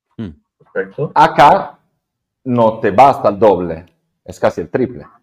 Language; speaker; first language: Spanish; non-native, fluent; Italian